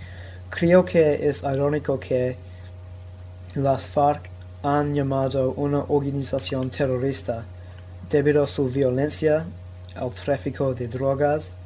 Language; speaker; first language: Spanish; non-native, learner; English